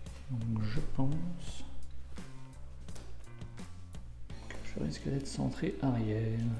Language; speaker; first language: French; native; French